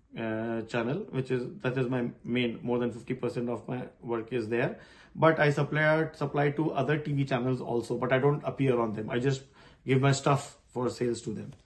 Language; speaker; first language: English; non-native, local second language; Hindi